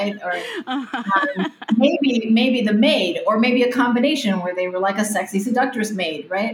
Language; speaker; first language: English; early bilingual, other home language; Spanish